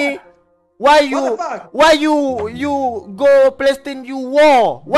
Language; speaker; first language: English; non-native, learner; Malay